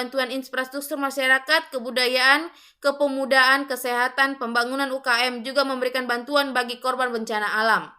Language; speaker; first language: Indonesian; native; Indonesian